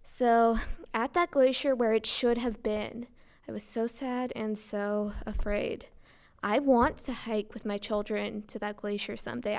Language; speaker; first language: English; native; English